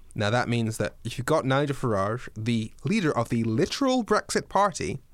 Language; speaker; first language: English; native; English